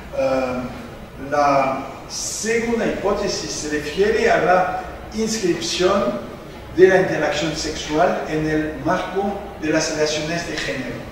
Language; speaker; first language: Spanish; non-native, fluent; French